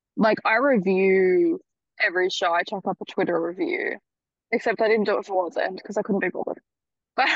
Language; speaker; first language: English; native; English